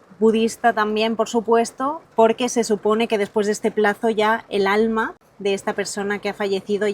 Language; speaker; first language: Spanish; native; Spanish